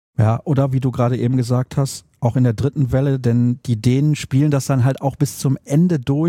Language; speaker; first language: German; native; German